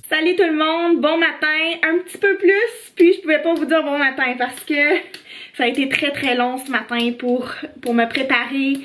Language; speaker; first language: French; native; French